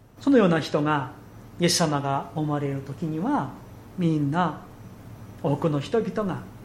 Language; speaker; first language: Japanese; non-native, fluent; Korean